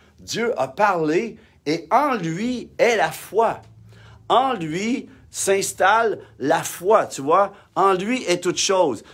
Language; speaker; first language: French; native; French